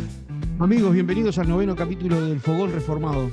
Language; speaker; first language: Spanish; native; Spanish